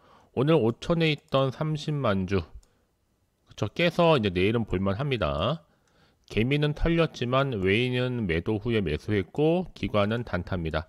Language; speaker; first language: Korean; native; Korean